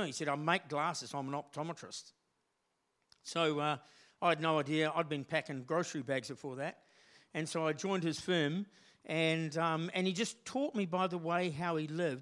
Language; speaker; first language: English; native; English